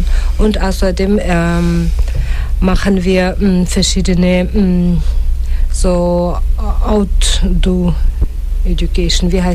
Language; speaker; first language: German; non-native, fluent; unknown